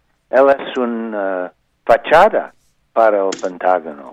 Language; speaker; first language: Spanish; non-native, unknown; English